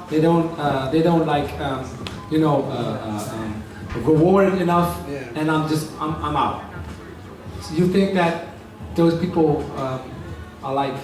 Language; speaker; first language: English; non-native, fluent; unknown